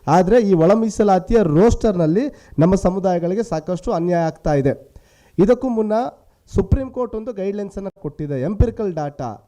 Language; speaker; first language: Kannada; non-native, local second language; Lambadi